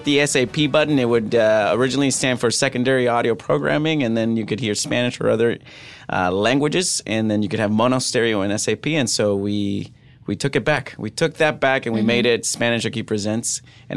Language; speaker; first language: English; non-native, fluent; Spanish